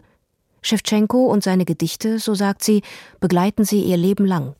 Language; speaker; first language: German; native; German